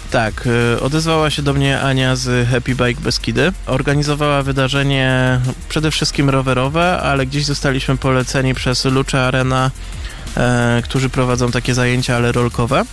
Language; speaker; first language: Polish; native; Polish